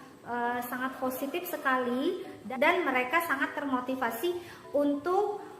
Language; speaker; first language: Indonesian; native; Indonesian